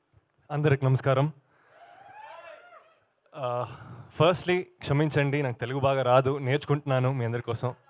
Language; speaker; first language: Telugu; non-native, learner; Kannada